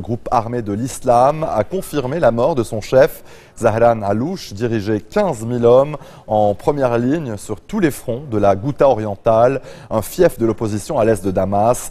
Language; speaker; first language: French; non-native, local second language; Arabic